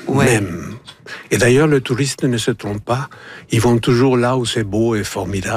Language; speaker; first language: French; non-native, fluent; Spanish